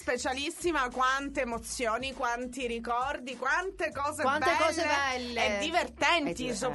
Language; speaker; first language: Italian; native; Italian